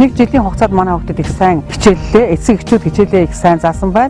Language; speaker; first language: Mongolian; native; Mongolian